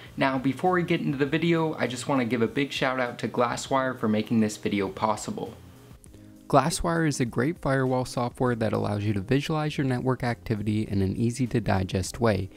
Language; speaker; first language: English; native; English